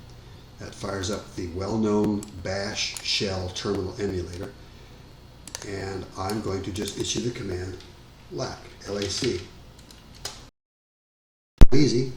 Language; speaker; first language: English; native; English